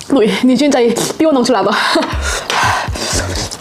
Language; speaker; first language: Chinese; non-native, learner; Korean